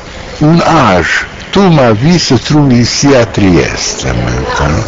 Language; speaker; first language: French; non-native, learner; Romanian